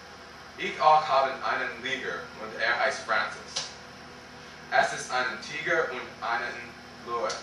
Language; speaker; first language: German; non-native, learner; English